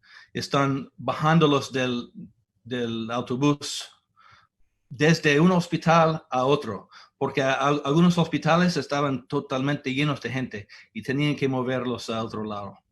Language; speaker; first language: Spanish; non-native, fluent; English